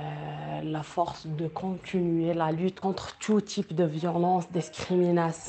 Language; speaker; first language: French; non-native, local second language; Arabic